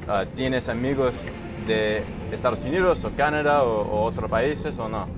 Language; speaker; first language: Spanish; non-native, learner; English